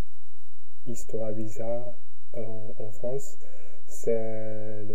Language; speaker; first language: French; non-native, learner; Japanese